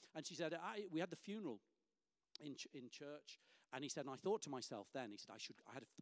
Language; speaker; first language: English; native; English